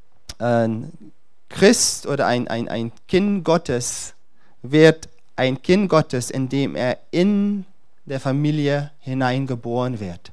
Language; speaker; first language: German; non-native, fluent; Dutch